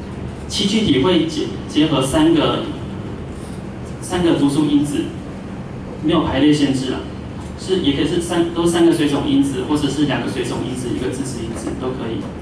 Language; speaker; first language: Chinese; native; Chinese